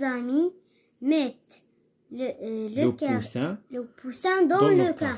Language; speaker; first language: French; non-native, learner; Arabic